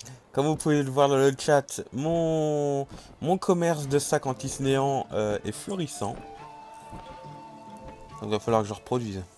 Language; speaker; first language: French; native; French